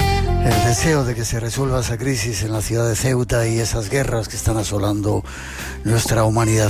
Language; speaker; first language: Spanish; native; Spanish